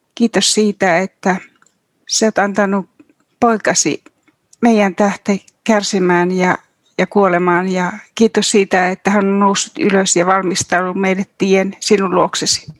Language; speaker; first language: Finnish; native; Finnish